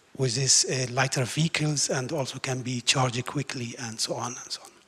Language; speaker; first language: English; non-native, fluent; Arabic